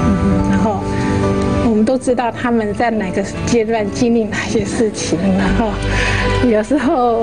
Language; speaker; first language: Chinese; native; Chinese